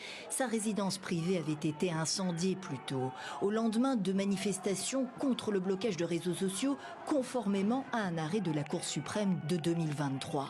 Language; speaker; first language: French; native; French